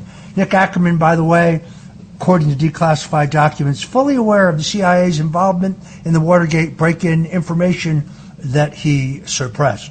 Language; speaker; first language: English; native; English